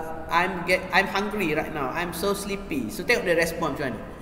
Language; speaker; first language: English; non-native, local second language; Malay